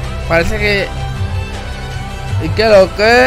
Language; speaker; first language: Spanish; native; Spanish